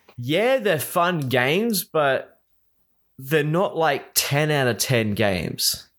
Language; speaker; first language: English; native; English